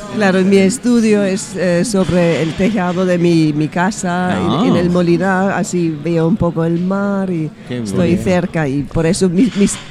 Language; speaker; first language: Spanish; non-native, fluent; German